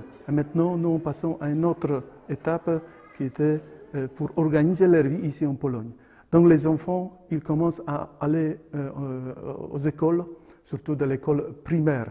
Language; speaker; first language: French; non-native, fluent; Polish